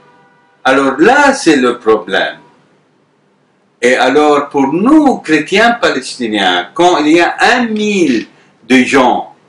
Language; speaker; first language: French; non-native, fluent; Arabic